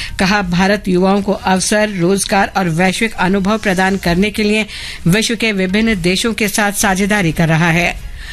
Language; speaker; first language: Hindi; native; Hindi